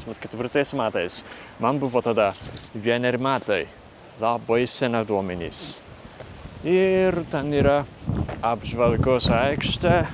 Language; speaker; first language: Lithuanian; non-native, fluent; Japanese